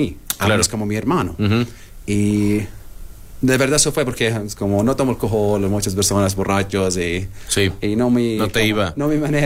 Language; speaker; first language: Spanish; non-native, learner; Arabic